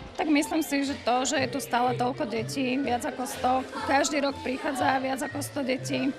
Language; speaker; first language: Slovak; native; Slovak